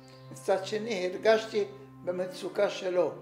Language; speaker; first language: Hebrew; non-native, fluent; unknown